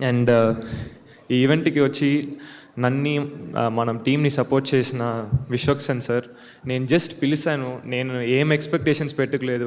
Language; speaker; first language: Telugu; non-native, learner; Tamil